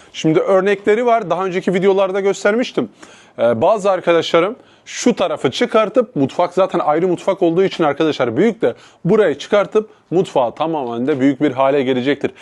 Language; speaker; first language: Turkish; native; Turkish